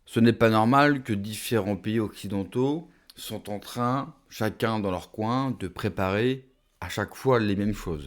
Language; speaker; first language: French; native; French